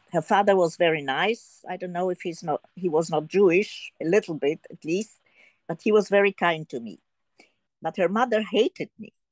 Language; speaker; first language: English; early bilingual, heritage; Polish